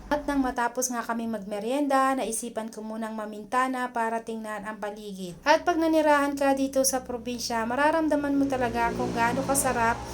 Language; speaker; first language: Filipino; non-native, local second language; Bikol